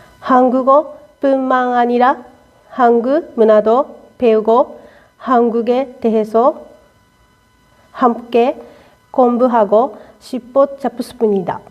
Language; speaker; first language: Korean; non-native, learner; Japanese